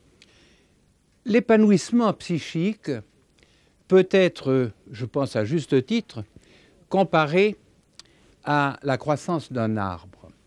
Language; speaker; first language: French; native; French